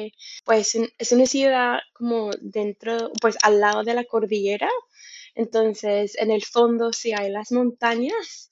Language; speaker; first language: Spanish; non-native, fluent; English